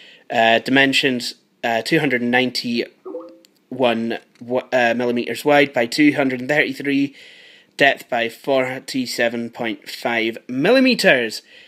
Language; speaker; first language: English; native; English